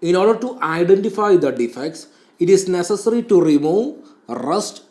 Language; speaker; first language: English; non-native, local second language; Malayalam